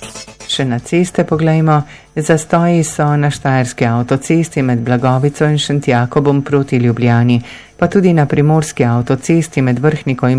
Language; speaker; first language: Slovenian; native; Slovenian